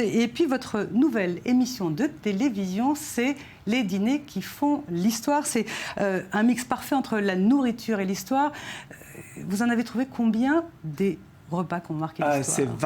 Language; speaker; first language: French; native; French